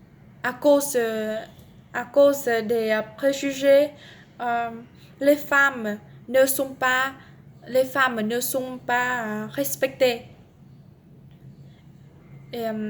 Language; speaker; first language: French; non-native, learner; Vietnamese